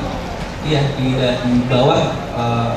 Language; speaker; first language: Indonesian; native; Indonesian